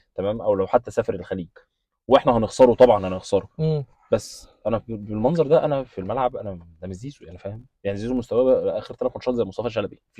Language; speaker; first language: Arabic; native; Arabic